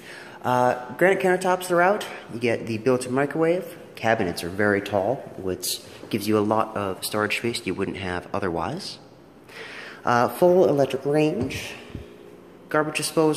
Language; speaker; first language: English; native; English